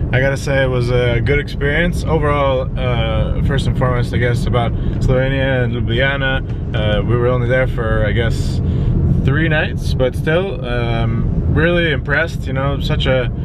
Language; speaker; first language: English; native; English